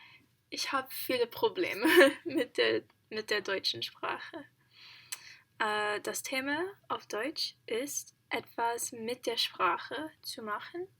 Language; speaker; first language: German; non-native, learner; English